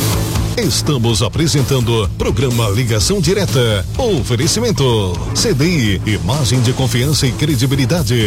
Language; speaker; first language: Portuguese; native; Portuguese